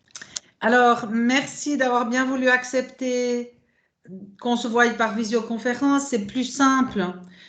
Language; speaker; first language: French; native; French